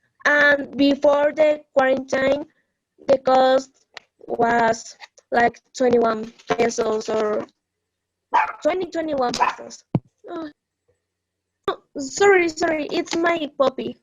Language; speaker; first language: English; non-native, learner; Spanish